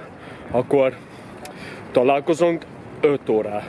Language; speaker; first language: Hungarian; non-native, learner; English